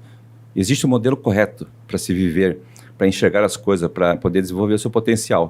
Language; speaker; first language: Portuguese; native; Portuguese